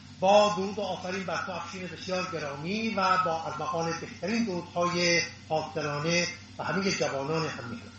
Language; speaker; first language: Persian; non-native, local second language; Assyrian Neo-Aramaic